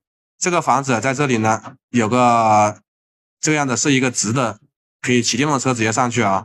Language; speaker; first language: Chinese; native; Chinese